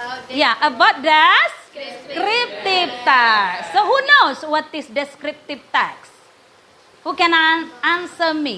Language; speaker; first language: English; non-native, learner; Indonesian